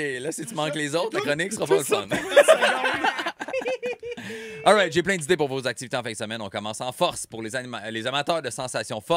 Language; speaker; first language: French; native; French